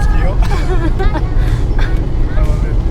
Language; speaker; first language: English; non-native, learner; Italian